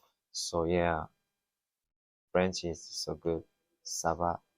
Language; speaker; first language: English; non-native, learner; Korean